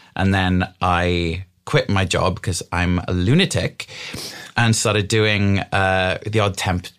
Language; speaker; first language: English; native; English